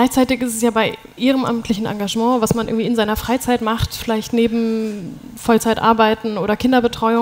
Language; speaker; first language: German; native; German